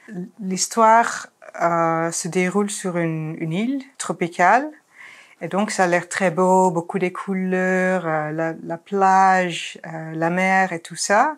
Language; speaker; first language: French; non-native, fluent; Dutch